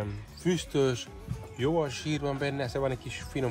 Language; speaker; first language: Hungarian; non-native, learner; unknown